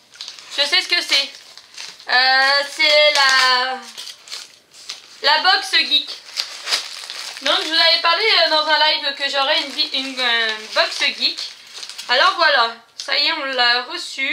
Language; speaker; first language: French; native; French